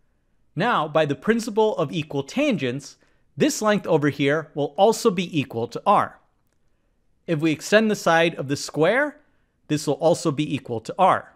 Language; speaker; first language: English; native; English